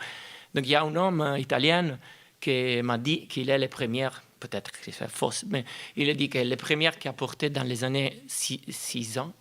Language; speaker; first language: French; non-native, fluent; Italian